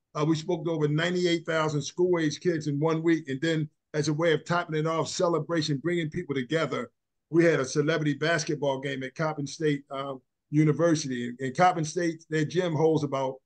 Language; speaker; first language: English; native; English